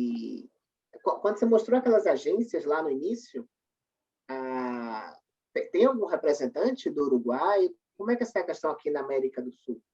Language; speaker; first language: Portuguese; native; Portuguese